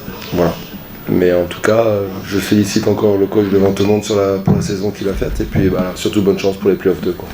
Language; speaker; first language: French; native; French